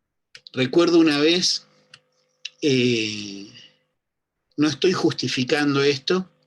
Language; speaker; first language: Spanish; native; Spanish